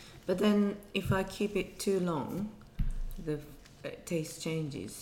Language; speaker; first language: English; non-native, fluent; Japanese